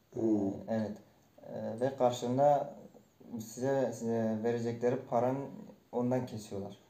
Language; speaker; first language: Turkish; non-native, fluent; Kurdish